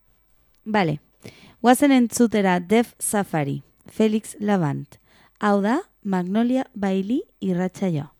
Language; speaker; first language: Basque; non-native, local second language; Spanish